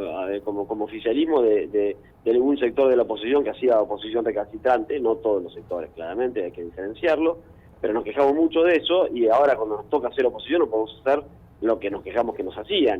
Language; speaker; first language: Spanish; native; Spanish